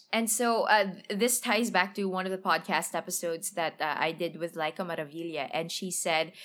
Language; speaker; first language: English; non-native, local second language; Filipino